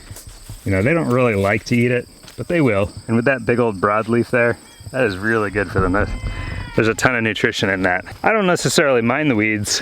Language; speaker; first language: English; native; English